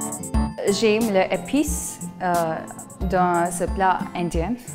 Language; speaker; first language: French; non-native, learner; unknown